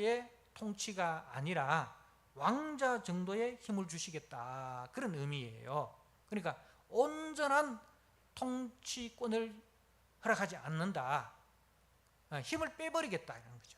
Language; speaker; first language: Korean; native; Korean